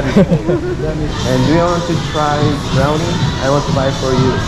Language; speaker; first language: English; non-native, learner; Korean